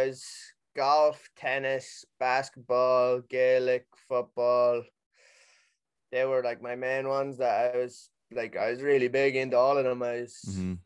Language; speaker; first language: English; native; English